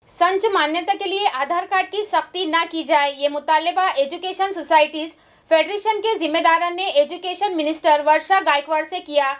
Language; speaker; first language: Urdu; native; Urdu